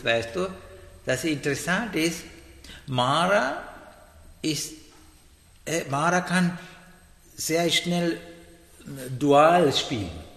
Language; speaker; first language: German; non-native, learner; Sinhala